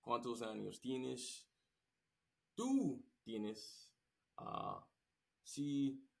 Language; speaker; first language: Spanish; non-native, learner; English